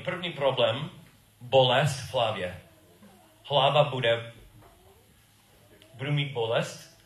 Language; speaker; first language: Czech; non-native, learner; English